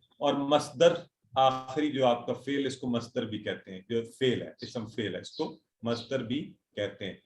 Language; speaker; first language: Urdu; native; Urdu